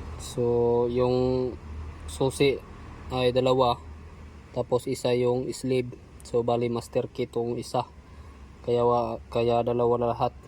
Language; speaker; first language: Filipino; non-native, local second language; Cebuano